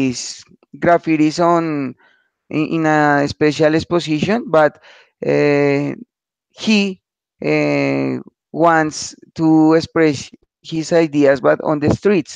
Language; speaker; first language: English; non-native, learner; Spanish